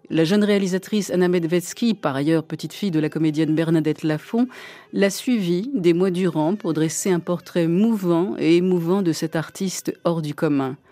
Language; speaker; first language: French; native; French